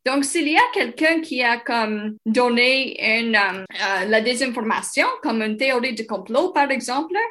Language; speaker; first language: French; non-native, local second language; English